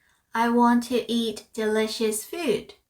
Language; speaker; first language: English; non-native, fluent; Korean